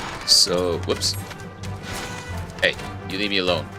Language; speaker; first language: English; native; English